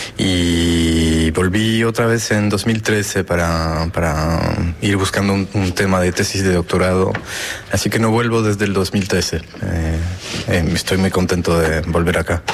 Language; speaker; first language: Spanish; non-native, fluent; French